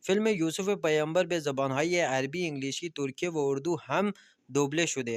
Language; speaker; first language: Persian; non-native, fluent; Urdu